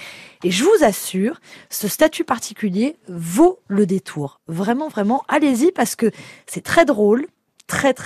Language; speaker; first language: French; native; French